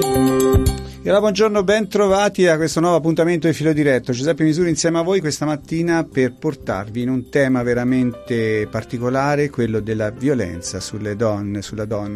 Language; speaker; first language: Italian; native; Italian